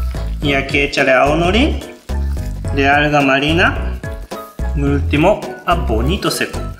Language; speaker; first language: Spanish; non-native, learner; Japanese